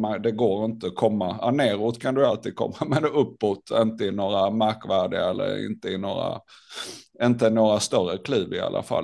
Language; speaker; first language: Swedish; native; Swedish